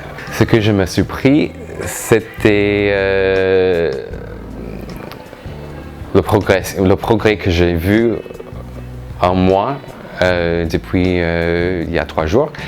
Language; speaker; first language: French; non-native, fluent; English